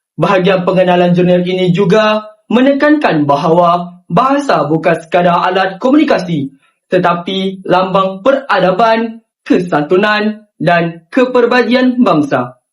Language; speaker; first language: Malay; native; Malay